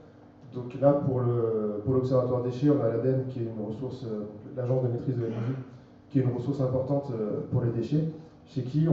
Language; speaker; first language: French; native; French